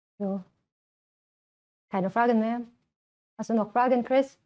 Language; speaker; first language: German; non-native, fluent; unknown